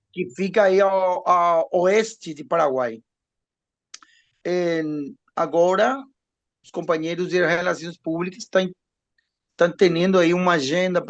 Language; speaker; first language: Portuguese; non-native, learner; Spanish